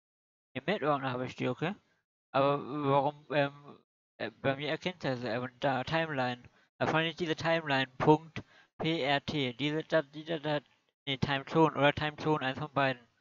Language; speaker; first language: German; native; German